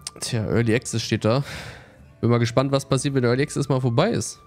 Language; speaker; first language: German; native; German